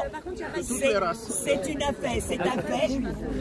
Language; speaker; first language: French; native; French